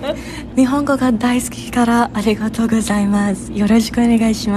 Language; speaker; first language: Japanese; non-native, learner; English